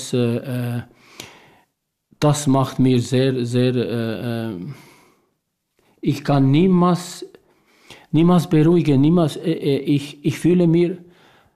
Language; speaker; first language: German; non-native, learner; Albanian